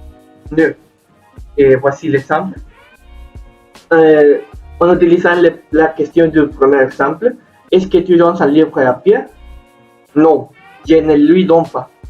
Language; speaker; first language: French; non-native, learner; Spanish